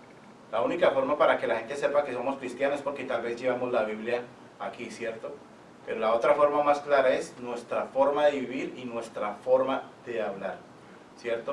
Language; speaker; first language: Spanish; native; Spanish